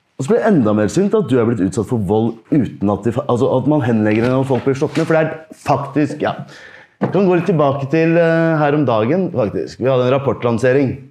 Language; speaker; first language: Norwegian; early bilingual, other home language; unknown